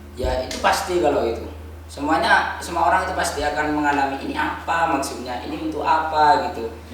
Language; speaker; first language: Indonesian; non-native, local second language; Madurese